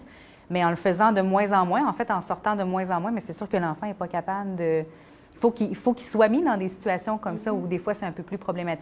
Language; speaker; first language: French; native; French